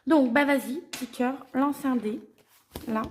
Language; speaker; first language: French; native; French